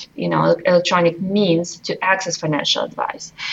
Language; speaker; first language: English; non-native, fluent; Russian